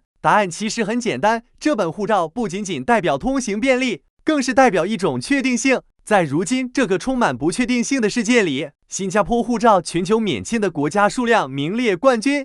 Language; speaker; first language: Chinese; native; Chinese